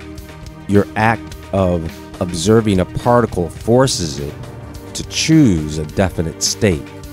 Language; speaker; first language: English; native; English